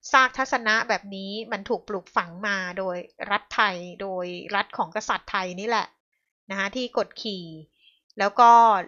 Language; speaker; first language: Thai; native; Thai